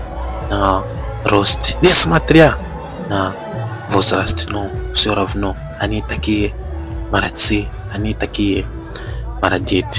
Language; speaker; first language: Russian; non-native, learner; Bemba